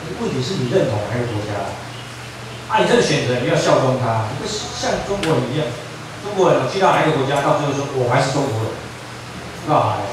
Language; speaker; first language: Chinese; native; Chinese